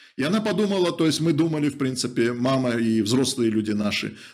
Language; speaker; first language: Russian; native; Russian